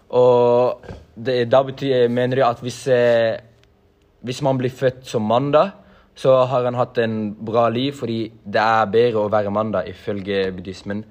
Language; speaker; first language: Norwegian; native; Norwegian